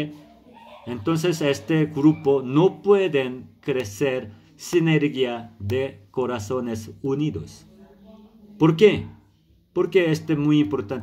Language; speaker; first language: Spanish; non-native, learner; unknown